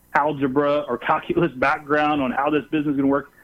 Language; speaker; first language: English; non-native, fluent; Portuguese